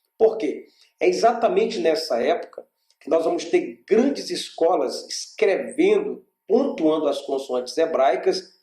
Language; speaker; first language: Portuguese; native; Portuguese